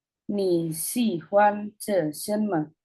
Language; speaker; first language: Chinese; non-native, learner; Indonesian